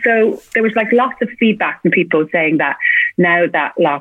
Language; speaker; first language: English; native; English